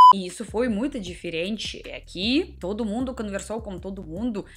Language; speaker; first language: Portuguese; non-native, fluent; Russian